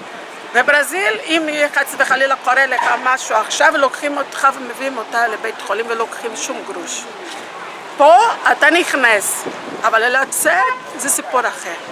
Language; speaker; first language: Hebrew; non-native, fluent; Portuguese